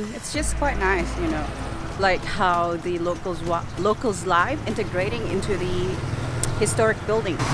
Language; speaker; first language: English; non-native, fluent; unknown